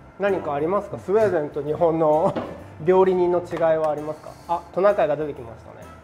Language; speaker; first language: Japanese; native; Japanese